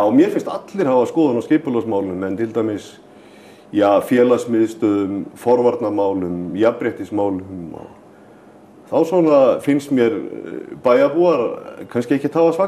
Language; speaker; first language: Icelandic; native; Icelandic